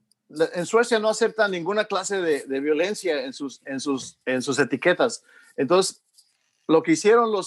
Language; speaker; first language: Spanish; early bilingual, heritage; Spanish